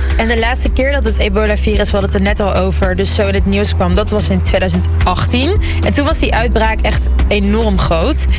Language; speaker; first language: Dutch; early bilingual, other home language; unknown